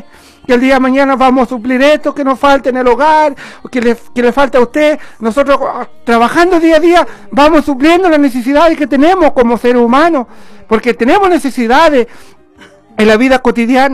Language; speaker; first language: Spanish; native; Spanish